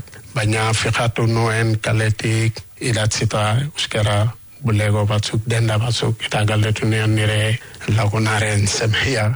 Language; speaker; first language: Basque; non-native, learner; Wolof